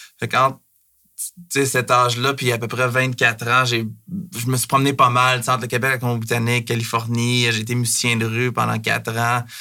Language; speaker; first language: French; native; French